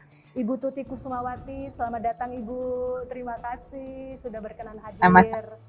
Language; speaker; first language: Indonesian; native; Indonesian